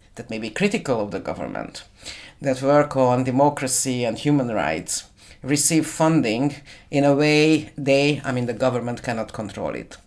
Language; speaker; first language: English; non-native, fluent; Hungarian